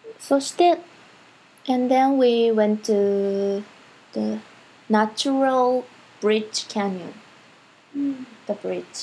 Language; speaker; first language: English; non-native, learner; Japanese